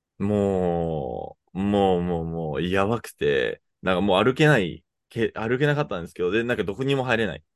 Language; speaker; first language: Japanese; non-native, fluent; English